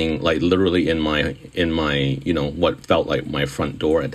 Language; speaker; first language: English; non-native, local second language; Cantonese